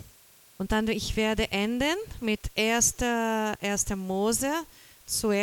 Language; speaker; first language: German; non-native, fluent; Portuguese